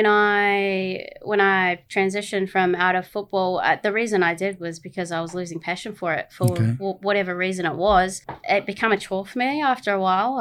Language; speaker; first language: English; native; English